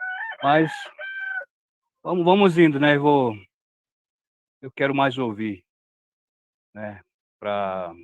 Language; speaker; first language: Portuguese; non-native, local second language; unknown